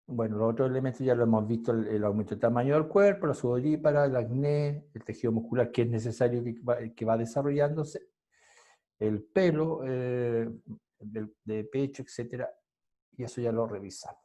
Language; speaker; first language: Spanish; native; Spanish